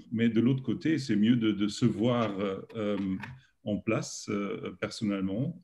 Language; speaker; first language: French; non-native, learner; German